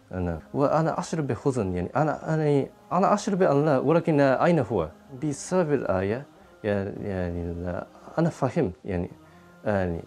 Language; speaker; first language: Arabic; non-native, learner; Japanese